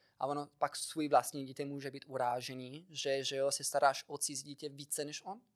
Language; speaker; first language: Czech; non-native, fluent; Italian